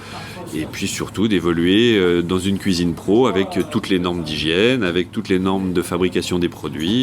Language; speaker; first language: French; native; French